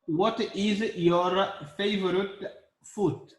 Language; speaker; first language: English; non-native, learner; Arabic